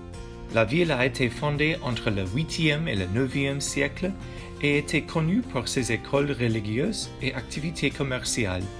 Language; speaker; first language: French; non-native, learner; English